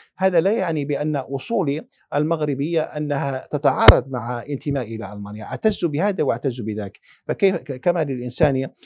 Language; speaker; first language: Arabic; early bilingual, heritage; Arabic